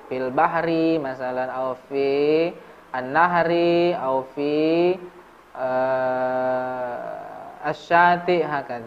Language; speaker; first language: Arabic; non-native, learner; Indonesian